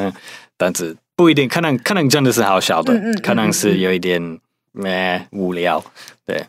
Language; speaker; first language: Chinese; non-native, fluent; English